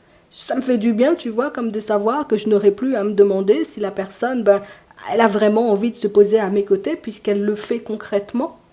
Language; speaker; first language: French; native; French